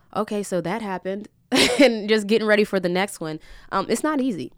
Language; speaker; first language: English; native; English